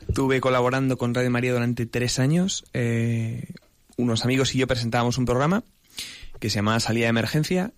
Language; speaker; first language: Spanish; native; Spanish